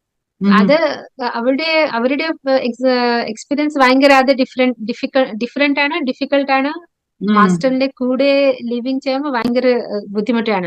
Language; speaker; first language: Malayalam; non-native, local second language; Odia